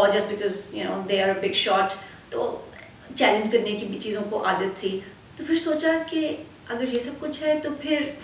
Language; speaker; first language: Urdu; native; Urdu